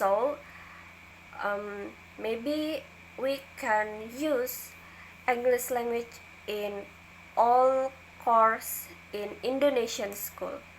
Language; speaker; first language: English; non-native, learner; Indonesian